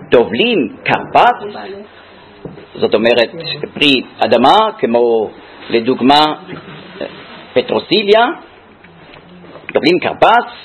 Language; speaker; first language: Hebrew; non-native, fluent; German